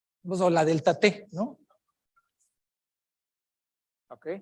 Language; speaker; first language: Spanish; native; Spanish